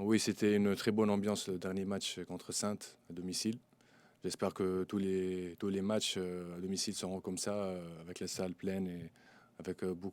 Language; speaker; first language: French; non-native, local second language; Arabic